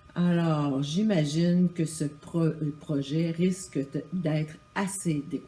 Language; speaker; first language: French; native; French